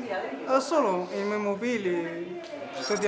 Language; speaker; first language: Spanish; non-native, learner; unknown